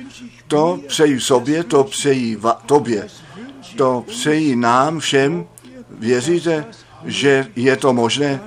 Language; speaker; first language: Czech; non-native, fluent; German